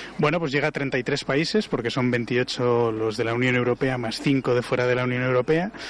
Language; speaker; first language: Spanish; native; Spanish